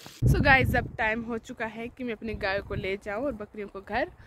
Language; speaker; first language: Hindi; non-native, local second language; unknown